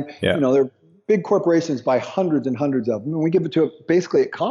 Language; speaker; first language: English; native; English